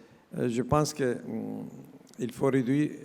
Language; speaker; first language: French; non-native, learner; Italian